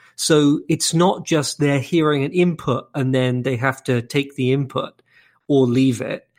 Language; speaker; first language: English; native; English